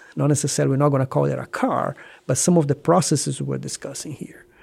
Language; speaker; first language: English; non-native, fluent; Portuguese